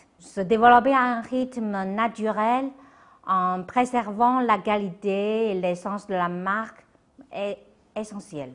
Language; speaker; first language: French; non-native, fluent; Chinese